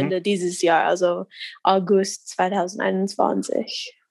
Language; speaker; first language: German; non-native, learner; English